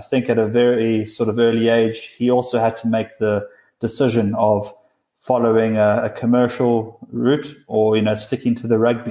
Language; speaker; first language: English; native; English